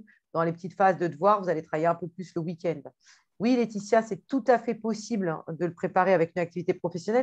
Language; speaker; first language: French; native; French